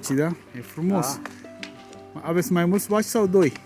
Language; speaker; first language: Romanian; non-native, learner; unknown